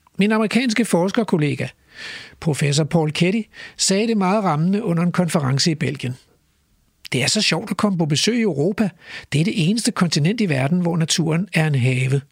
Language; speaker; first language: Danish; native; Danish